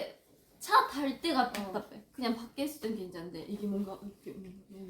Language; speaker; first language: Korean; non-native, fluent; Japanese